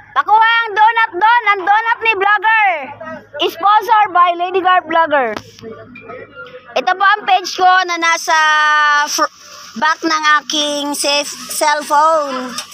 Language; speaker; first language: Filipino; non-native, local second language; Bikol